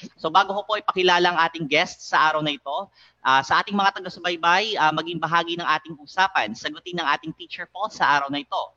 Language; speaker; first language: Filipino; native; Filipino